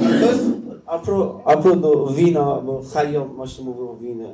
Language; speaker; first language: Polish; non-native, learner; Persian